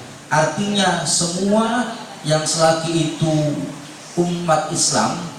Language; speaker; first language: Indonesian; native; Indonesian